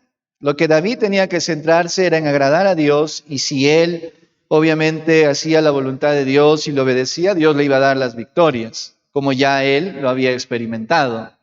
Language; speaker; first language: Spanish; native; Spanish